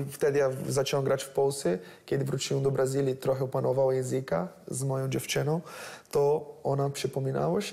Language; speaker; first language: Polish; non-native, learner; Portuguese